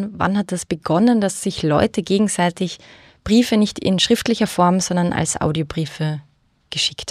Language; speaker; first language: German; native; German